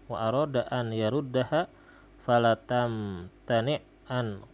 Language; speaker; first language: Arabic; non-native, fluent; Indonesian